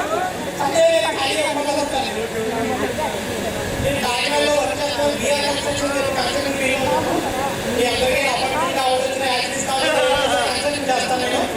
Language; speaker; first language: Telugu; native; Telugu